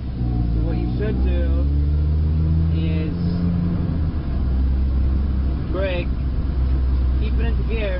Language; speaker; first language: English; native; English